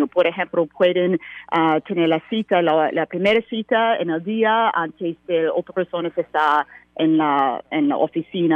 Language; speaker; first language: Spanish; non-native, learner; English